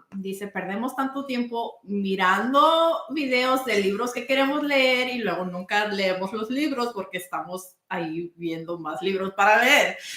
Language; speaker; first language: Spanish; early bilingual, other home language; English